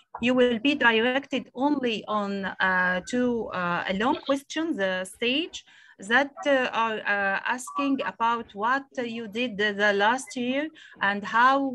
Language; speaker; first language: English; non-native, local second language; Arabic